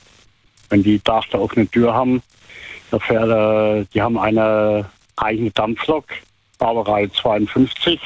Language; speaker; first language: German; native; German